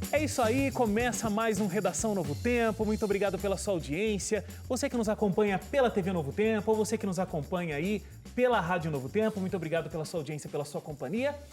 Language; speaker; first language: Portuguese; native; Portuguese